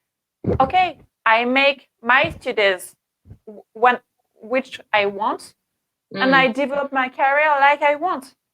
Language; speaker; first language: English; non-native, learner; French